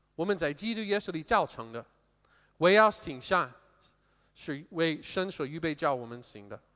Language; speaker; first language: Chinese; non-native, fluent; English